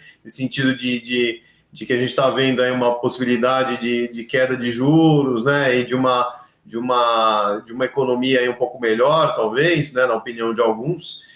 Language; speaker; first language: Portuguese; native; Portuguese